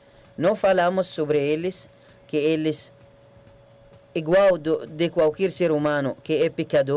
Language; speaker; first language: Portuguese; non-native, learner; Arabic